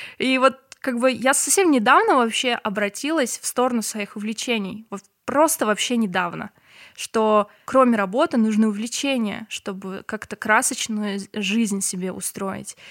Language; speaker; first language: Russian; non-native, local second language; Turkmen